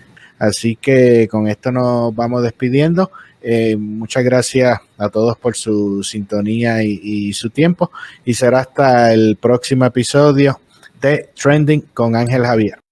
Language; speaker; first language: Spanish; native; Spanish